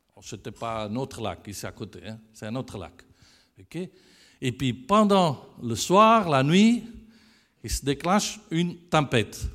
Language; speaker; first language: French; non-native, fluent; Italian